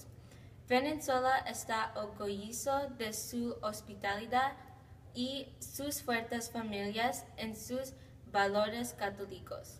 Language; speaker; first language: Spanish; non-native, learner; English